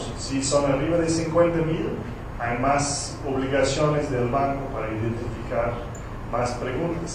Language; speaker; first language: Spanish; non-native, fluent; English